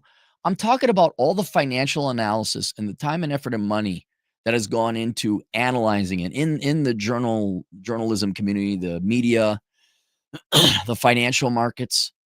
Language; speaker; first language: English; native; English